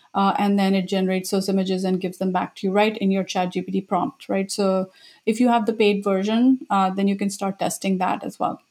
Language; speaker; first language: English; non-native, local second language; Hindi